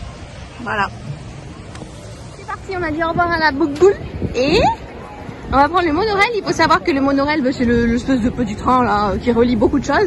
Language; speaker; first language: French; native; French